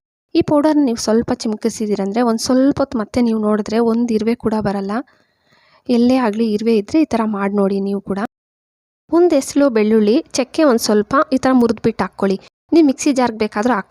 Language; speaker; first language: Kannada; native; Kannada